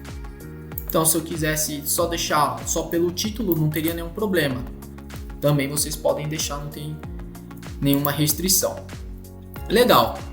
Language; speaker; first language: Portuguese; native; Portuguese